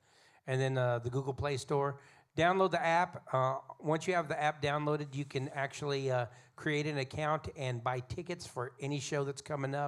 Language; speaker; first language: English; native; English